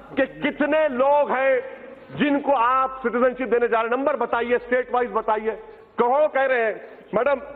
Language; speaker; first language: Urdu; native; Urdu